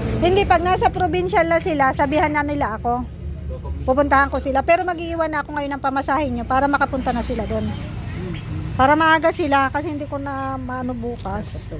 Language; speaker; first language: Filipino; native; Filipino